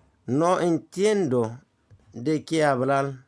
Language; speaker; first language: Spanish; non-native, learner; Haitian Creole